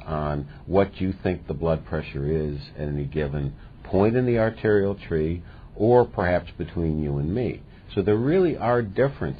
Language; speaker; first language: English; native; English